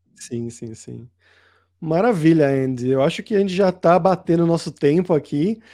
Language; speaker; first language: Portuguese; native; Portuguese